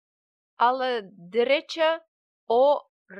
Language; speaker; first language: Spanish; non-native, learner; Russian